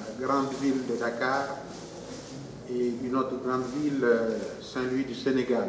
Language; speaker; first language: French; non-native, local second language; Wolof